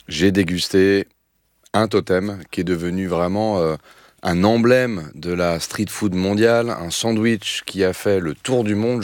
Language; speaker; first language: French; native; French